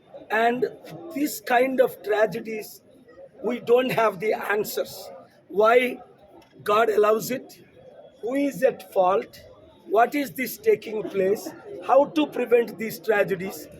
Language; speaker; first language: English; non-native, local second language; Telugu